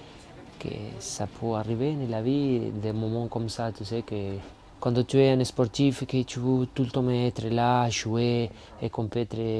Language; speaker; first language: French; non-native, fluent; Spanish